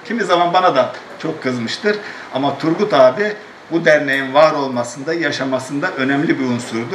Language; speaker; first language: Turkish; native; Turkish